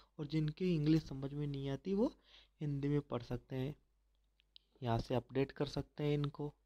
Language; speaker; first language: Hindi; native; Hindi